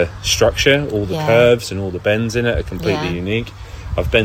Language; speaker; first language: English; native; English